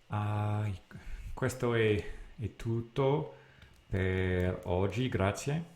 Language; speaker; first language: Italian; non-native, learner; English